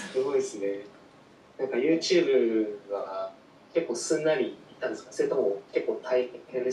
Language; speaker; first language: Japanese; native; Japanese